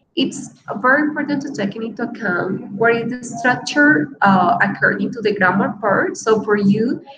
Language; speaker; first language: English; non-native, fluent; Spanish